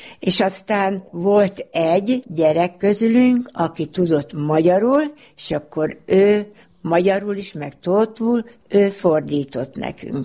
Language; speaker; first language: Hungarian; non-native, local second language; Slovak